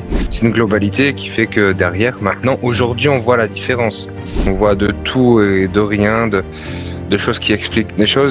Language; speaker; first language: French; native; French